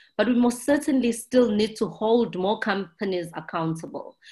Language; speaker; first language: English; non-native, local second language; Zulu